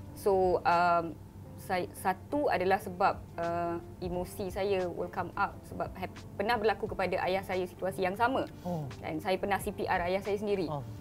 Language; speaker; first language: Malay; non-native, local second language; Tamil